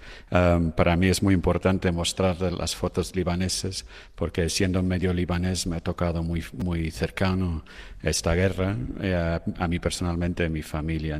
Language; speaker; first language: Spanish; non-native, fluent; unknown